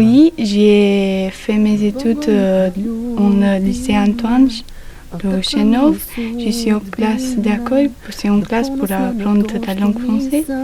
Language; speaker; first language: French; non-native, learner; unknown